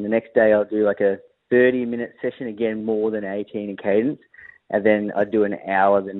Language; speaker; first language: English; native; English